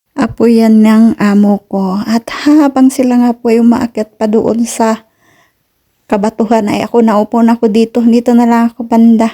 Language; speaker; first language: Filipino; non-native, local second language; Cebuano